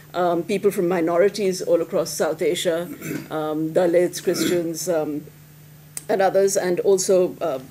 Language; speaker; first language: English; non-native, local second language; Hindi